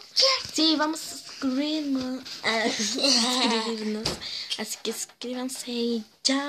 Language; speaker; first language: Spanish; native; Spanish